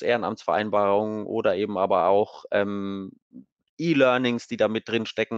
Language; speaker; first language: German; native; German